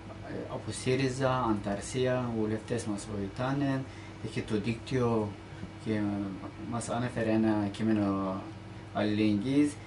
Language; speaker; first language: Greek; non-native, learner; Turkish